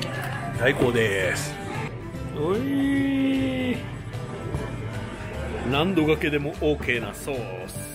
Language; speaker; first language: Japanese; native; Japanese